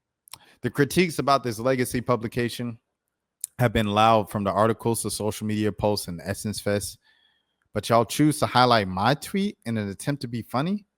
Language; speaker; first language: English; native; English